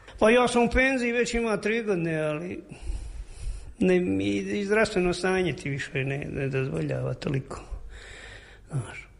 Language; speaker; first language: Serbian; native; Serbian